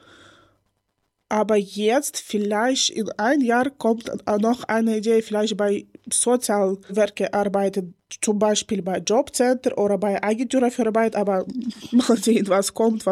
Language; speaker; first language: German; non-native, learner; Ukrainian